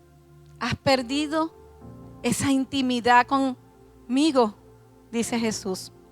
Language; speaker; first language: Spanish; native; Spanish